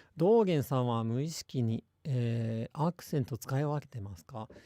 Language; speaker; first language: Japanese; non-native, fluent; English